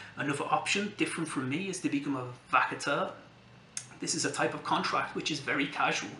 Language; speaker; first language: English; native; English